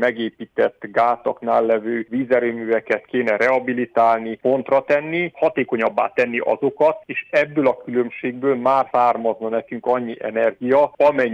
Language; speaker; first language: Hungarian; native; Hungarian